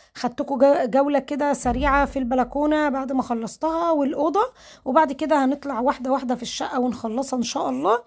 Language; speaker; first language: Arabic; native; Arabic